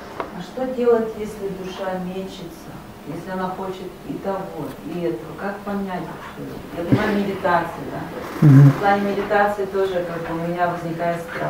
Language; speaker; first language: Russian; native; Russian